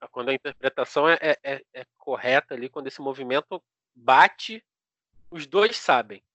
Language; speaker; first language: Portuguese; native; Portuguese